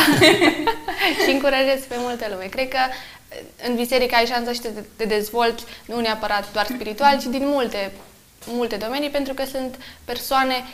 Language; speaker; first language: Romanian; native; Romanian